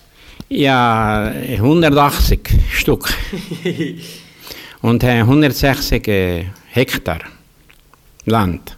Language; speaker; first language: German; early bilingual, heritage; German